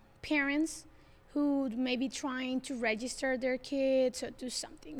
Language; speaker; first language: English; non-native, fluent; Spanish